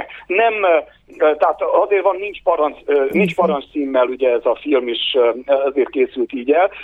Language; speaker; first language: Hungarian; native; Hungarian